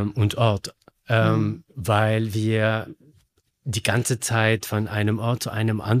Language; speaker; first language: German; non-native, learner; Arabic